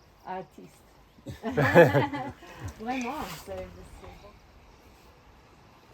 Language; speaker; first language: French; non-native, learner; English